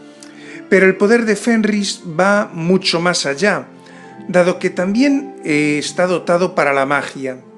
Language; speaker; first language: Spanish; native; Spanish